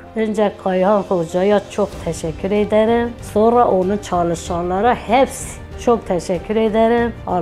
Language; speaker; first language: Turkish; non-native, local second language; Azerbaijani